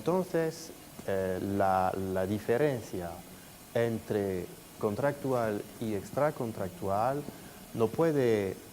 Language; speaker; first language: Spanish; non-native, fluent; French